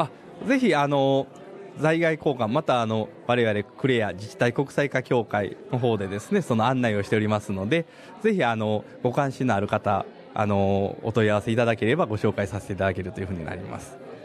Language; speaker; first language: Japanese; native; Japanese